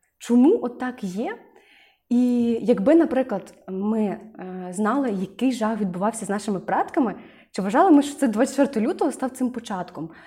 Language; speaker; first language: Ukrainian; native; Ukrainian